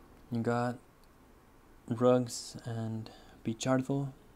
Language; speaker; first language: English; native; English